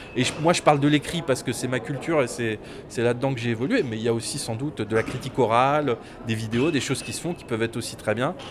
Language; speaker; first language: French; native; French